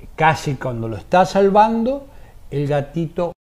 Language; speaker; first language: Spanish; native; Spanish